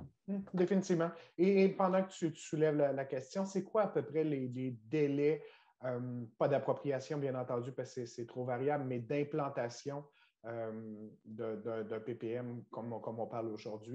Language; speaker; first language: French; native; French